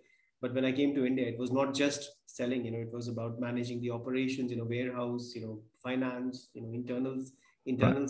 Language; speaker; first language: English; non-native, local second language; Punjabi